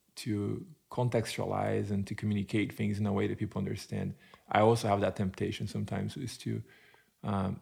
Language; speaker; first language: English; non-native, fluent; Portuguese